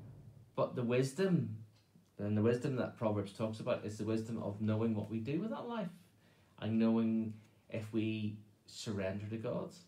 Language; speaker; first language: English; native; English